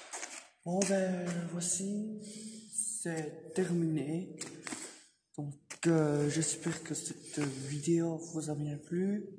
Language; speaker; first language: French; native; French